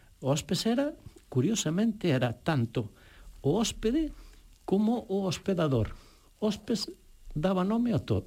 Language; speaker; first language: Galician; native; Galician